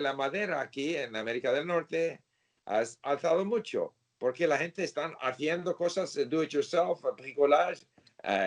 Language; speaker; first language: Spanish; non-native, fluent; English